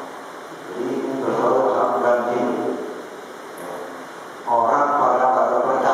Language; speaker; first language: Indonesian; native; Indonesian